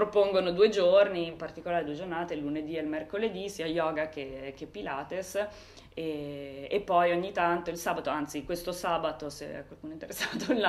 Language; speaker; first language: Italian; native; Italian